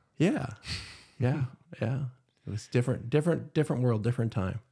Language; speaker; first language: English; native; English